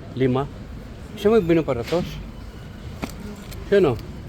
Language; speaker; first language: Spanish; non-native, learner; Filipino